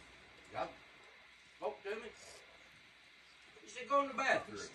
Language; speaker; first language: English; native; English